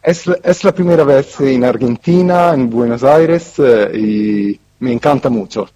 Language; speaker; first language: Spanish; non-native, fluent; Italian